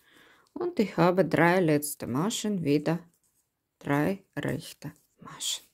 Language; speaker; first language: German; non-native, learner; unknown